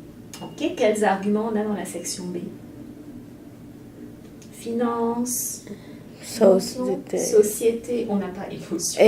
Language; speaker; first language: French; native; French